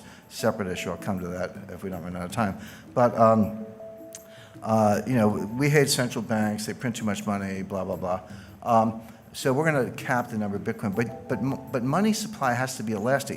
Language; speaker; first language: English; native; English